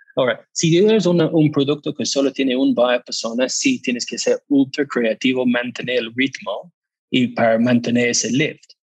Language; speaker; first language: Spanish; non-native, fluent; English